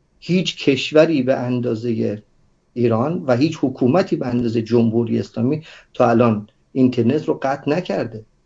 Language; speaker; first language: Persian; native; Persian